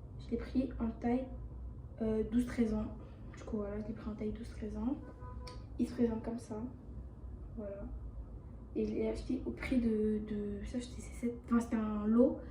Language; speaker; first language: French; early bilingual, other home language; Bambara